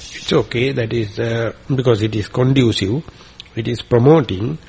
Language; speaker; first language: English; non-native, local second language; Sinhala